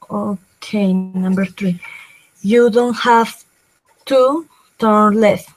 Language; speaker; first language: English; non-native, learner; Spanish